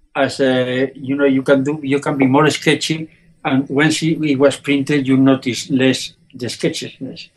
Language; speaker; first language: English; non-native, fluent; Spanish